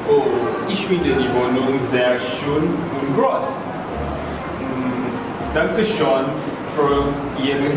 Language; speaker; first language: German; non-native, learner; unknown